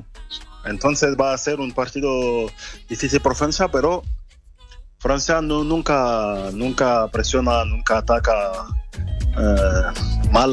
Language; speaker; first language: Spanish; non-native, fluent; French